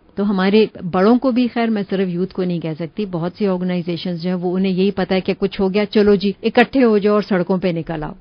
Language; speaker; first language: Urdu; native; Urdu